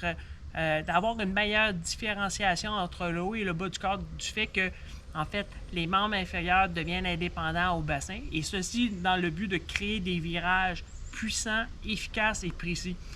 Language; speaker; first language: French; native; French